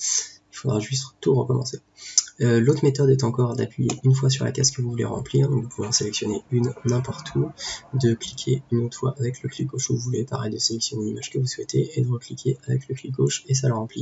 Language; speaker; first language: French; native; French